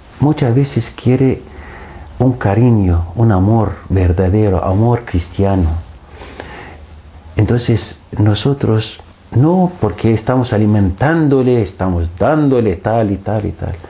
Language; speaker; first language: Spanish; non-native, fluent; Arabic